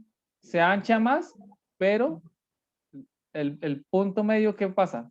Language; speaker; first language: Spanish; native; Spanish